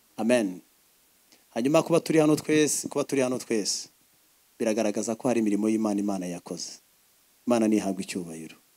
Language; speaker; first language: Kinyarwanda; early bilingual, heritage; Kinyarwanda